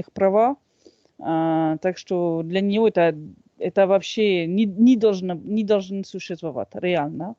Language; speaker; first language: Russian; non-native, fluent; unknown